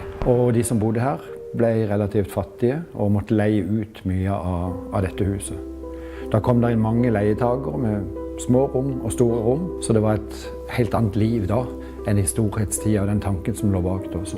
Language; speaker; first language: Norwegian; native; Norwegian